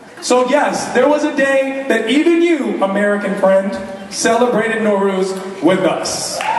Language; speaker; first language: English; early bilingual, other home language; Persian